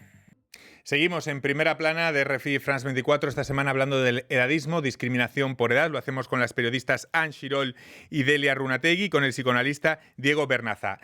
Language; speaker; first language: Spanish; native; Spanish